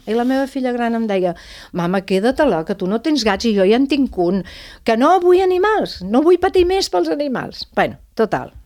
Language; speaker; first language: Catalan; non-native, local second language; Spanish